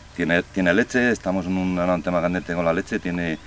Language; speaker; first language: Spanish; native; Spanish